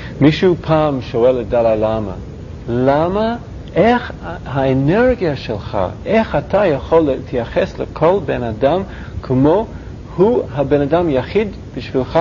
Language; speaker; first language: Hebrew; non-native, learner; English